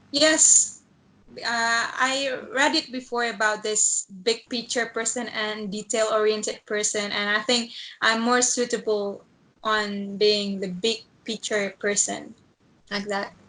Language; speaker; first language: English; non-native, learner; Indonesian